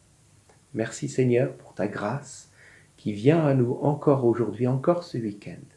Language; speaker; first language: French; native; French